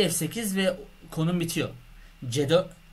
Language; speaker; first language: Turkish; native; Turkish